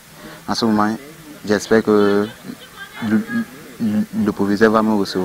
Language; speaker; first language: French; non-native, local second language; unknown